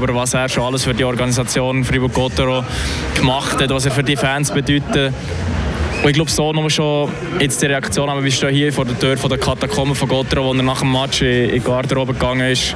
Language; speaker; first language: German; native; German